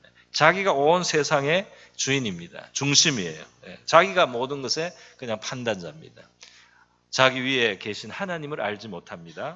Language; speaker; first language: Korean; native; Korean